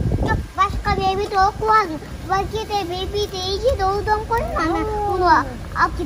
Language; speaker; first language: Kyrgyz; early bilingual, heritage; Kyrgyz